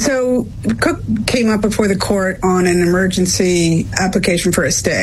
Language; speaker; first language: English; native; English